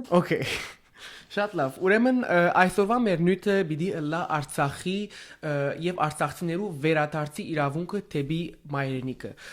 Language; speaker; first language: Armenian; early bilingual, heritage; Armenian